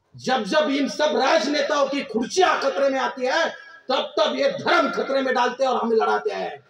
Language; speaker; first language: Hindi; non-native, local second language; Marathi